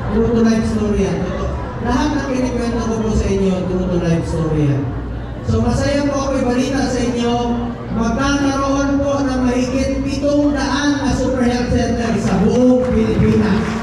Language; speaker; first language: Filipino; non-native, local second language; Cebuano